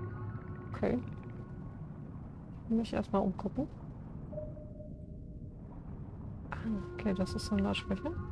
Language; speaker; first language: German; native; German